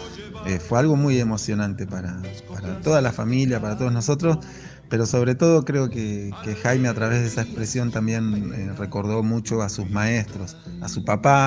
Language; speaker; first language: Spanish; native; Spanish